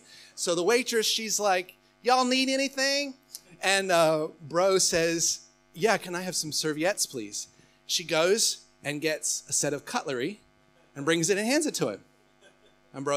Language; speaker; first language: English; native; English